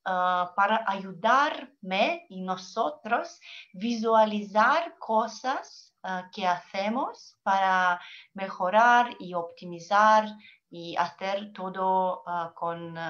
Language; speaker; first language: Spanish; non-native, learner; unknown